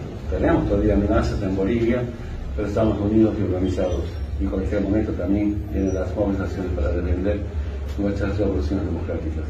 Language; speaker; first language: Spanish; non-native, local second language; Aymara